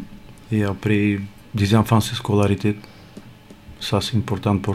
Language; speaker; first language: French; non-native, learner; Romany